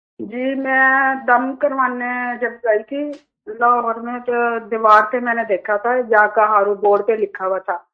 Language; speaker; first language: Urdu; native; Urdu